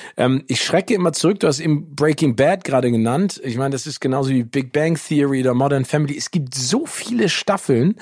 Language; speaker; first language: German; early bilingual, other home language; English